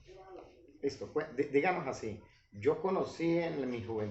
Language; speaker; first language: Spanish; native; Spanish